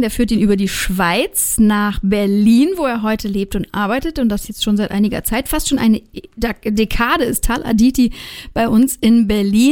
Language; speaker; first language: German; native; German